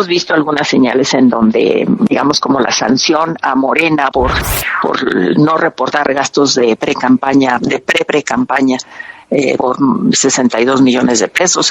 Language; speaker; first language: Spanish; native; Spanish